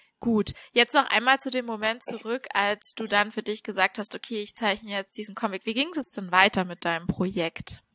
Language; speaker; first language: German; native; German